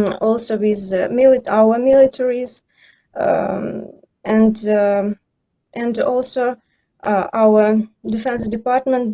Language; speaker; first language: English; non-native, learner; Ukrainian